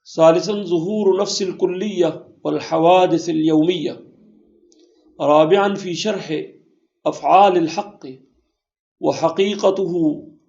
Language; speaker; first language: Arabic; non-native, fluent; Urdu